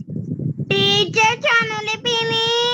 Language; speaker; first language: English; non-native, learner; Sinhala